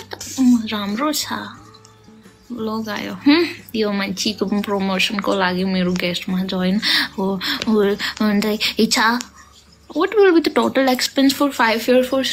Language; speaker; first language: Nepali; non-native, learner; Hindi